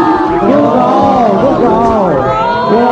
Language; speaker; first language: Chinese; non-native, learner; Korean